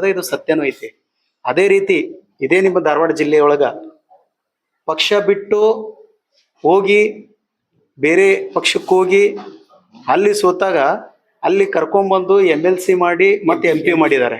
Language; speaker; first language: Kannada; native; Kannada